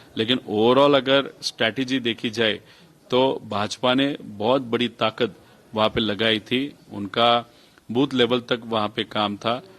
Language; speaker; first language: Hindi; non-native, local second language; Marathi